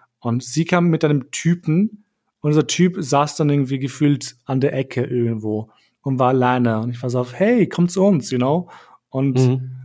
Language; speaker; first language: German; early bilingual, other home language; Albanian